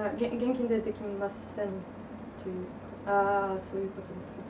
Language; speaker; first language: Japanese; non-native, learner; English